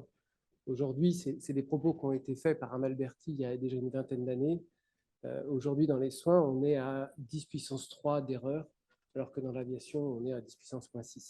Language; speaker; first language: French; native; French